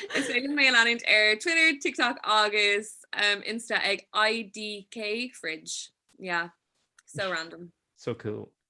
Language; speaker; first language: Irish; non-native, local second language; English